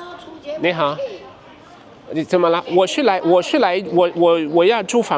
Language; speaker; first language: Chinese; non-native, fluent; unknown